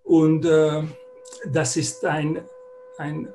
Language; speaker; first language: German; non-native, fluent; Hungarian